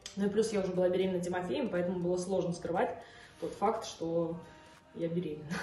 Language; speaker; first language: Russian; native; Russian